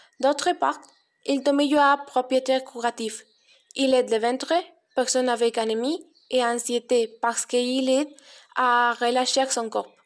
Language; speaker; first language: French; non-native, learner; Spanish